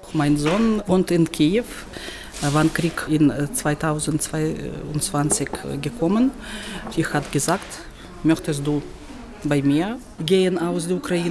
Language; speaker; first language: German; non-native, learner; Ukrainian